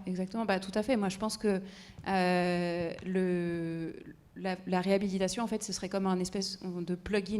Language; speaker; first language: French; native; French